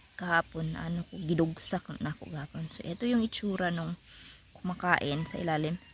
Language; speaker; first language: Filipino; non-native, local second language; Cebuano